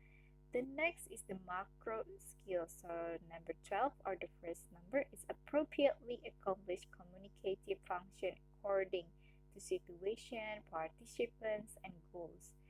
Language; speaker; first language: English; non-native, learner; Indonesian